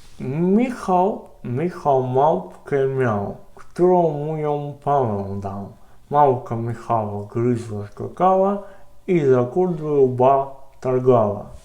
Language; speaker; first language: Polish; non-native, learner; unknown